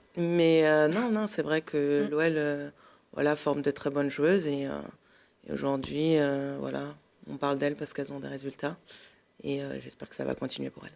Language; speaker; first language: French; native; French